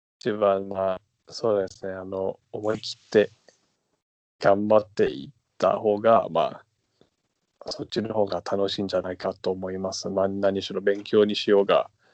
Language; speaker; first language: Japanese; non-native, fluent; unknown